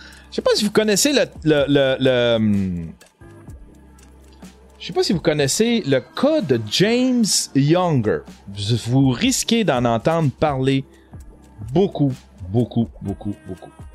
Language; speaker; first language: French; native; French